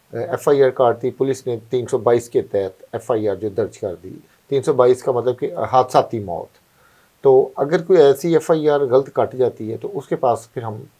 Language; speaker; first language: Urdu; non-native, local second language; Punjabi